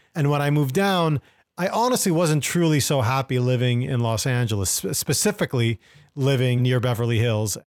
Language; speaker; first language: English; native; English